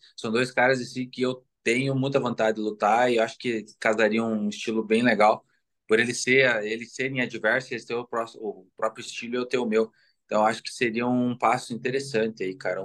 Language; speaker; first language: Portuguese; native; Portuguese